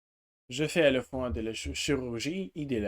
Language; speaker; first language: French; non-native, learner; Russian